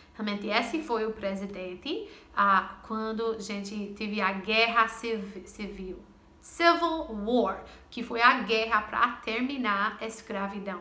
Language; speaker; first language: Portuguese; non-native, fluent; English